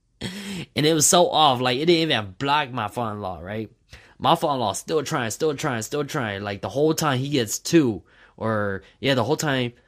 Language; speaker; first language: English; native; English